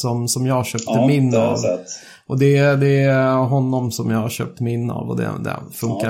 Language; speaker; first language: Swedish; native; Swedish